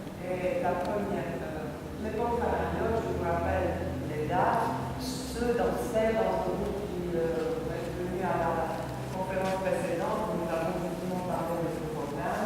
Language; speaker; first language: French; non-native, fluent; Romanian